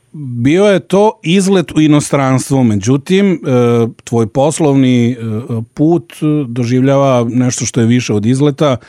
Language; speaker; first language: Serbian; native; Serbian